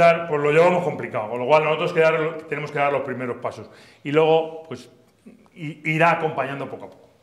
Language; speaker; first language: Spanish; native; Spanish